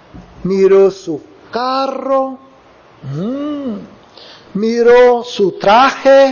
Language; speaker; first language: Spanish; non-native, learner; Portuguese